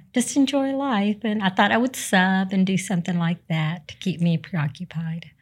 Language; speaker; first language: English; native; English